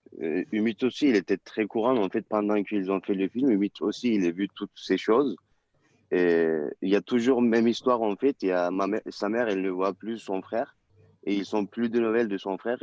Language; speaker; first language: French; non-native, learner; Turkish